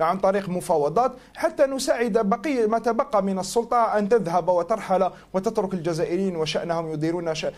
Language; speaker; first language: Arabic; native; Arabic